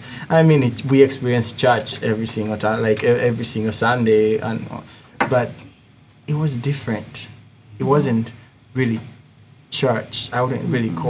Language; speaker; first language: English; non-native, local second language; Ganda